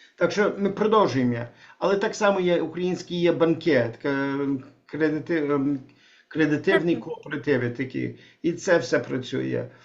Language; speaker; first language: Ukrainian; early bilingual, heritage; Ukrainian